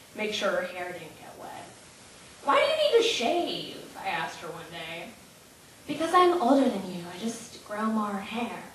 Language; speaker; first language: English; native; English